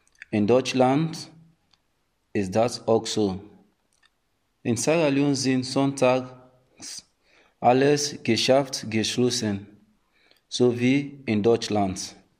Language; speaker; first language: German; non-native, learner; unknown